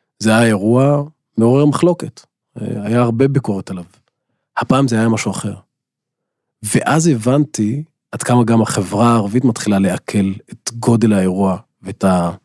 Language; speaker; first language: Hebrew; non-native, local second language; Arabic